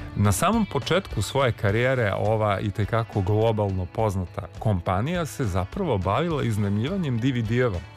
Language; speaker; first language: Serbian; native; Serbian